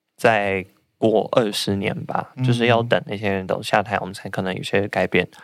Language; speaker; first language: Chinese; non-native, fluent; Russian